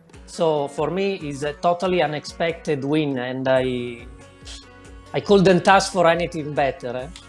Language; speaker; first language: English; non-native, learner; Italian